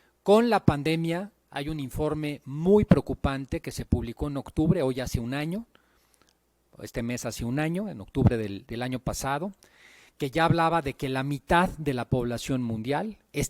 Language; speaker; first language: Spanish; native; Spanish